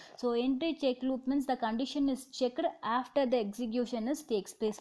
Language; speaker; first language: English; non-native, local second language; Tamil